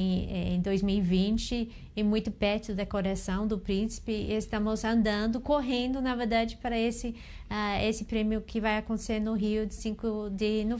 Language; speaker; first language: Portuguese; non-native, fluent; English